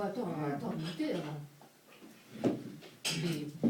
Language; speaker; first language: French; native; French